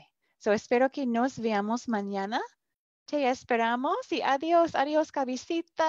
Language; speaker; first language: Spanish; non-native, fluent; English